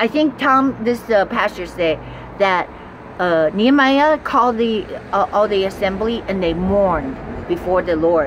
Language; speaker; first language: English; non-native, fluent; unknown